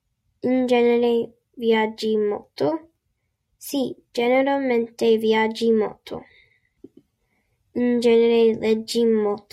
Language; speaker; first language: Italian; non-native, learner; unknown